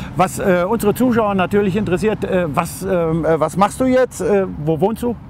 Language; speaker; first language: German; native; German